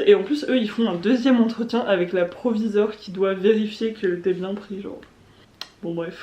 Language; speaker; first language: French; native; French